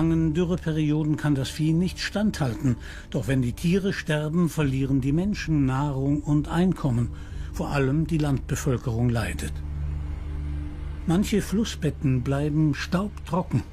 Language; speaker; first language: German; native; German